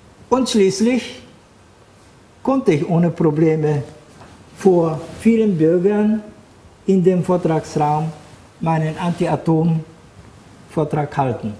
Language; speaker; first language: German; non-native, fluent; Japanese